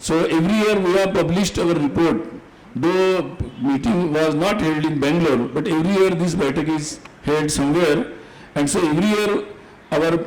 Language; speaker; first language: English; non-native, local second language; Hindi